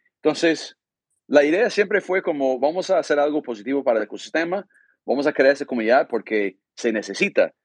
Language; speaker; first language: Spanish; non-native, fluent; English